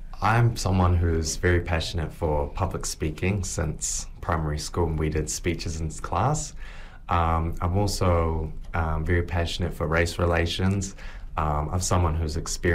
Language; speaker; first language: English; native; English